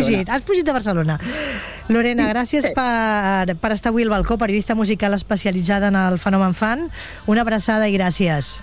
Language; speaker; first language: Catalan; native; Catalan